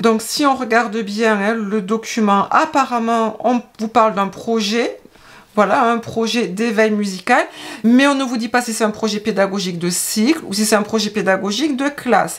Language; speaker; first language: French; native; French